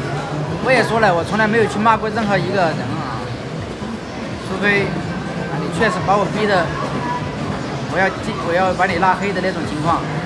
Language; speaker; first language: Chinese; native; Chinese